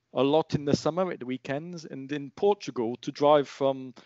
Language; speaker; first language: English; native; English